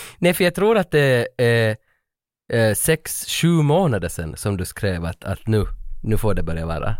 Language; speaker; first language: Swedish; native; Swedish